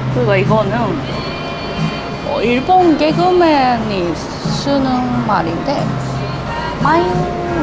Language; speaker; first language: Korean; non-native, fluent; Japanese